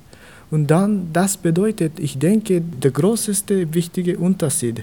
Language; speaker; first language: German; non-native, learner; Japanese